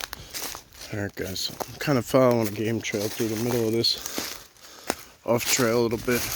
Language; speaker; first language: English; native; English